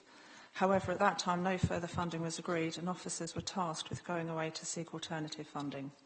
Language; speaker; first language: English; native; English